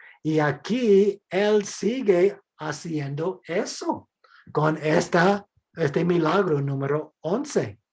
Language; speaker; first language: Spanish; non-native, fluent; English